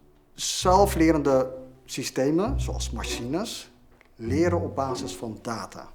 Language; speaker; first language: Dutch; native; Dutch